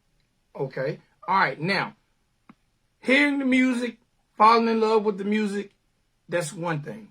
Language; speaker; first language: English; native; English